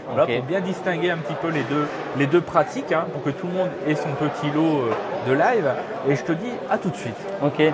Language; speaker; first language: French; native; French